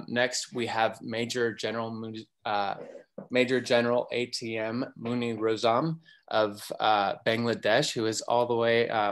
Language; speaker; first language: English; native; English